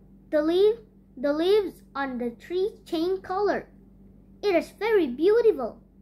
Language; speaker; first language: English; non-native, learner; Indonesian